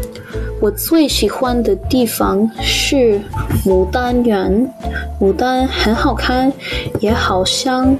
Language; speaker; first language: Chinese; non-native, learner; English